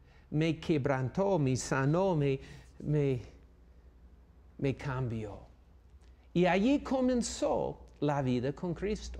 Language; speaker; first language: Spanish; non-native, fluent; English